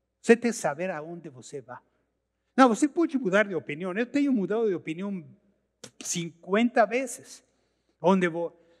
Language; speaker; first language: Portuguese; non-native, learner; Spanish